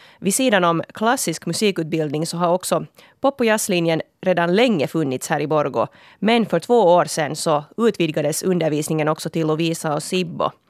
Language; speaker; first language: Swedish; native; Swedish